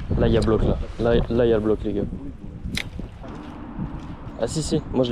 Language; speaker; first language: French; native; French